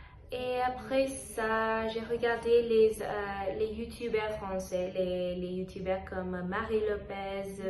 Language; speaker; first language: French; non-native, learner; Telugu